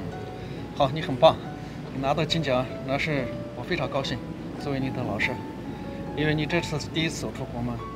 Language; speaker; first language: Chinese; native; Chinese